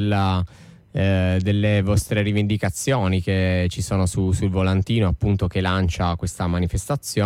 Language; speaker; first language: Italian; native; Italian